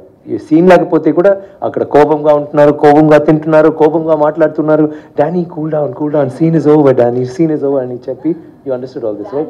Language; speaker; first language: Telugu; non-native, fluent; Tamil